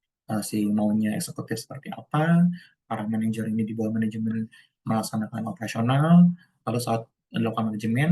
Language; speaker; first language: Indonesian; native; Indonesian